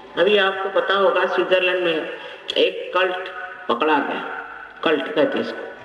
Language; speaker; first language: Hindi; non-native, local second language; Marathi